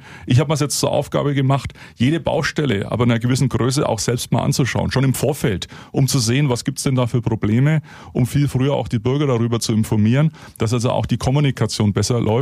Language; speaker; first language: German; native; German